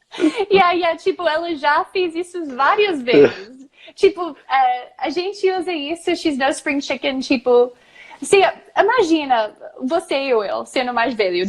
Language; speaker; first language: Portuguese; non-native, fluent; English